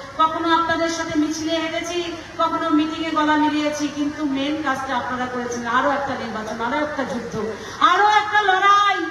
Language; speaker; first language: Bangla; non-native, local second language; Nepali